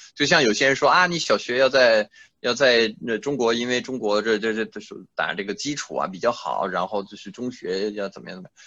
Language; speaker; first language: Chinese; non-native, fluent; French